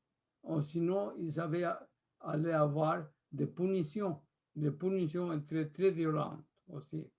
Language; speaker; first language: French; non-native, fluent; Spanish